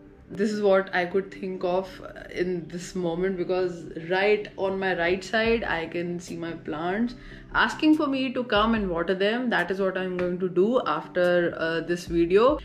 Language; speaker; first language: English; non-native, local second language; Hindi